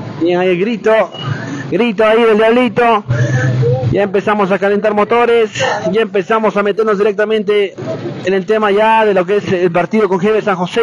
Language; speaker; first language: Spanish; native; Spanish